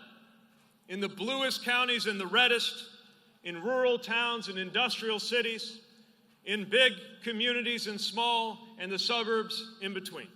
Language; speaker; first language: English; native; English